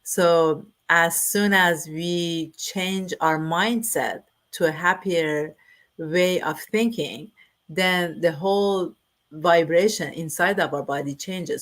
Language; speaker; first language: English; non-native, fluent; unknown